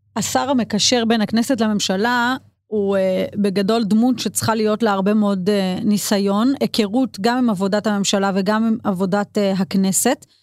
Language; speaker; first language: Hebrew; native; Hebrew